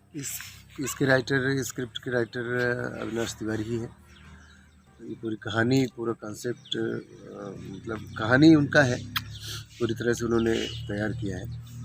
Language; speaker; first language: Hindi; native; Hindi